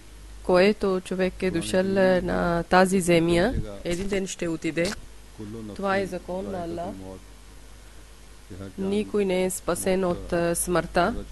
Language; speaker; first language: Bulgarian; non-native, learner; Urdu